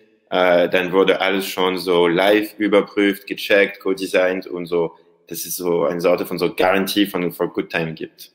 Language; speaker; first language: German; non-native, learner; French